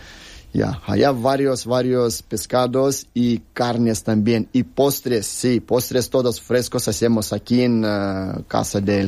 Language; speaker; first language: Spanish; non-native, learner; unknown